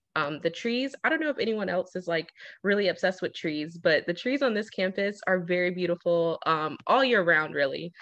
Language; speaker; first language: English; native; English